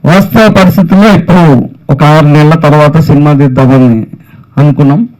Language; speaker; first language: Telugu; native; Telugu